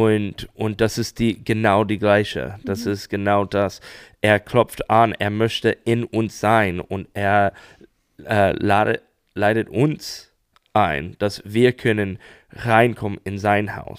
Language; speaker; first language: German; non-native, fluent; English